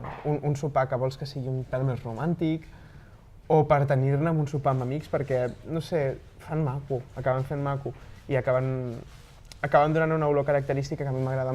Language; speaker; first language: Catalan; native; Catalan